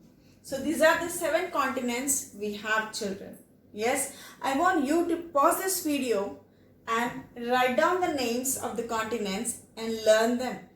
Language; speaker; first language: English; non-native, local second language; Telugu